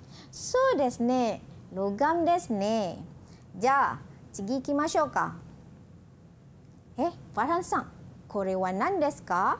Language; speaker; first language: Japanese; non-native, fluent; Malay